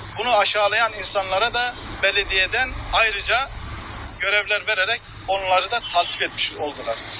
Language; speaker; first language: Turkish; native; Turkish